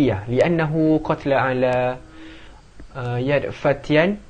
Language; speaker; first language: Arabic; non-native, learner; Malay